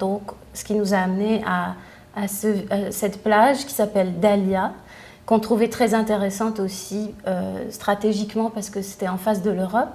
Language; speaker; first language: French; non-native, local second language; Arabic